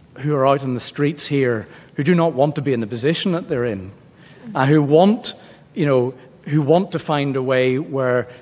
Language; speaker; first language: English; native; English